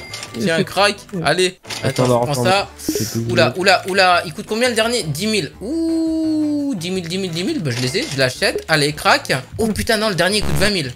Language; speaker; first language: French; native; French